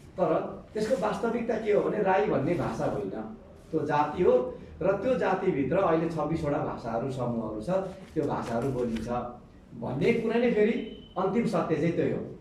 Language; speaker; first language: Nepali; non-native, local second language; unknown